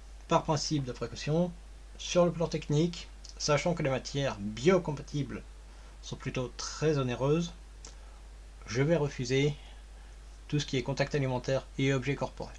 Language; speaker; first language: French; native; French